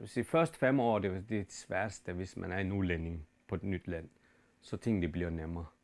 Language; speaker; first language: Danish; non-native, fluent; Turkish